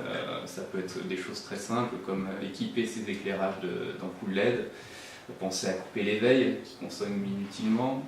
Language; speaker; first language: French; native; French